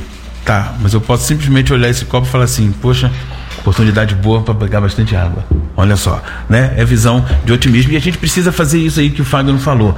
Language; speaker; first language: Portuguese; native; Portuguese